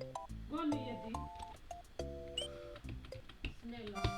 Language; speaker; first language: Swedish; non-native, fluent; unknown